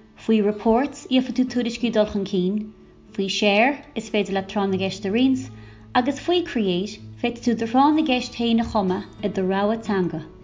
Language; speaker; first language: Irish; native; Irish